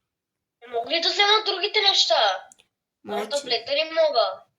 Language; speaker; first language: Bulgarian; native; Bulgarian